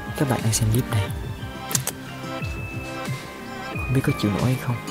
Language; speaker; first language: Vietnamese; native; Vietnamese